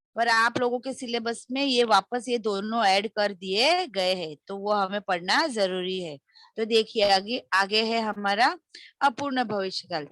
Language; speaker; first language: Hindi; non-native, local second language; Marathi